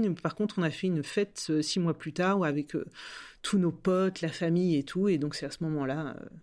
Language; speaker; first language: French; native; French